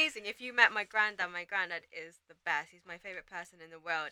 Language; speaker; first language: English; native; English